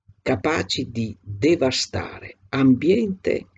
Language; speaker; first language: Italian; native; Italian